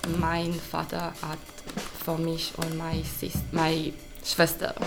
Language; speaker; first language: German; non-native, learner; Hebrew